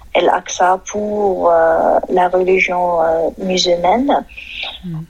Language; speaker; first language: French; non-native, fluent; Arabic